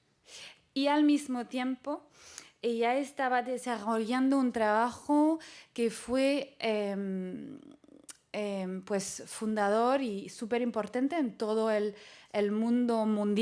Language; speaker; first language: Spanish; non-native, fluent; French